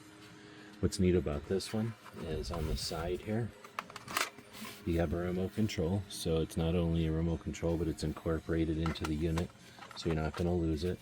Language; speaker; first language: English; native; English